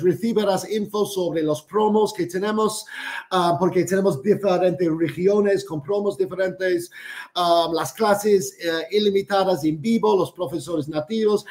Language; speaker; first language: Spanish; non-native, fluent; English